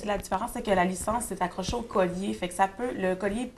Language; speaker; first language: French; native; French